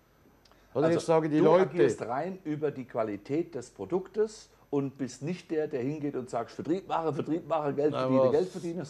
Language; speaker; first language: German; native; German